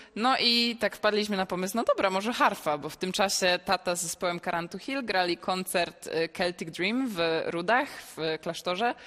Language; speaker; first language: Polish; native; Polish